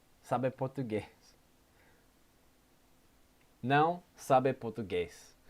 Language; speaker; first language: Portuguese; non-native, learner; English